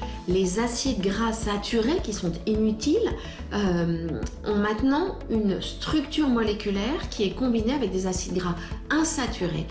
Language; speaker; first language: French; native; French